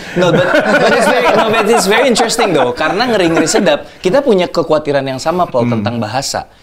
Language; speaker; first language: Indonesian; native; Indonesian